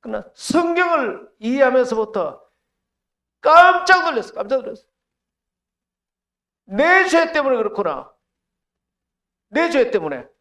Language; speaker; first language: Korean; native; Korean